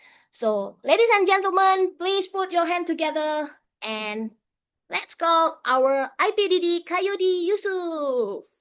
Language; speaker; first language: English; non-native, fluent; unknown